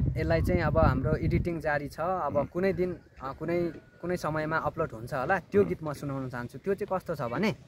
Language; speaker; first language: Nepali; non-native, local second language; Limbu